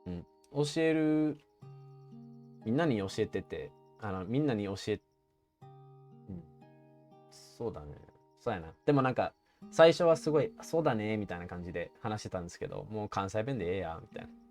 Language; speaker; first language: Japanese; non-native, fluent; English